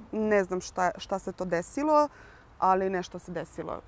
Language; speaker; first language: Serbian; early bilingual, other home language; Slovenian